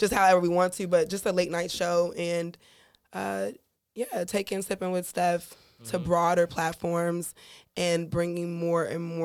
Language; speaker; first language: English; native; English